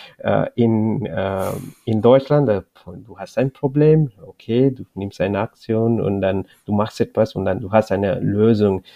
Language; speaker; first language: German; non-native, learner; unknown